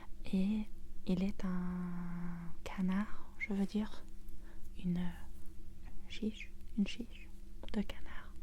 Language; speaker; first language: French; non-native, fluent; English